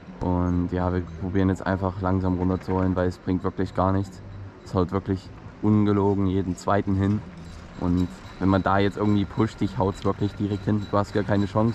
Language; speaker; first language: German; native; German